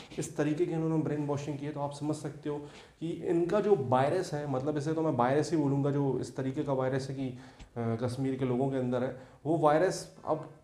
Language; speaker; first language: Hindi; native; Hindi